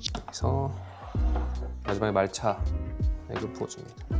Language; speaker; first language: Korean; native; Korean